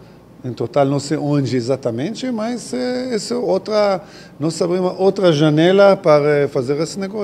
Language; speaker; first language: Portuguese; non-native, fluent; Hebrew